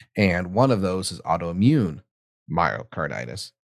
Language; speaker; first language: English; native; English